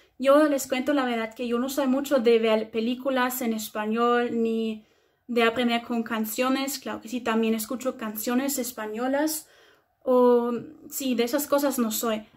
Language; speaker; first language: Spanish; non-native, fluent; German